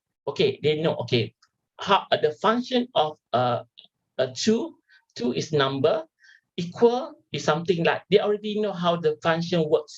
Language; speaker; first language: English; non-native, local second language; Malay